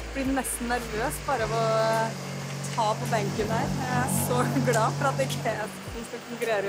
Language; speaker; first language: Norwegian; native; Norwegian